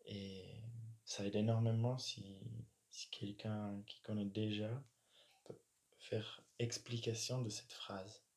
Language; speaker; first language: French; non-native, fluent; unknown